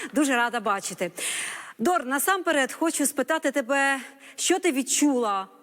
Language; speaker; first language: Ukrainian; native; Ukrainian